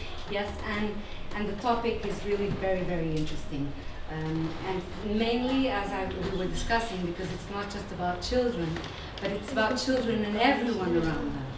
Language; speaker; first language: English; non-native, fluent; Portuguese